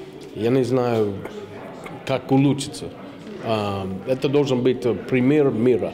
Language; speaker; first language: Russian; non-native, fluent; English